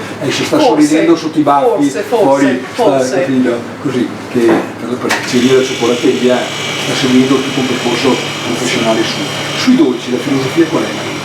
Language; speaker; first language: Italian; native; Italian